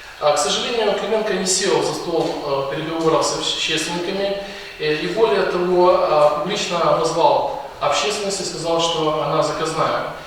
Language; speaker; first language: Russian; non-native, local second language; Ukrainian